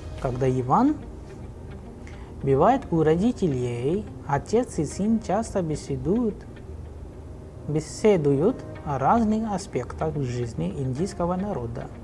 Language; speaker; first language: Russian; non-native, fluent; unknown